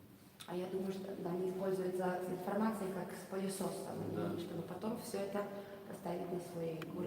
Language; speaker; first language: Russian; non-native, fluent; Italian